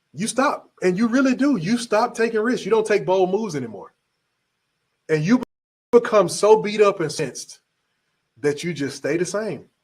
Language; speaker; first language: English; native; English